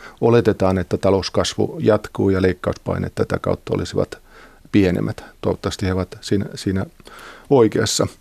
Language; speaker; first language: Finnish; native; Finnish